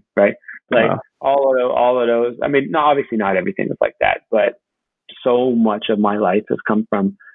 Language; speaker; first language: English; native; English